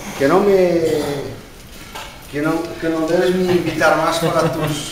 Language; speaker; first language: Spanish; non-native, learner; Portuguese